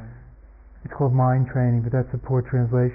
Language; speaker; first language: English; native; English